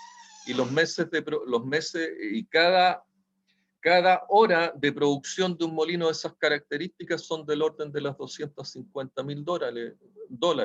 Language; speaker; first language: Spanish; native; Spanish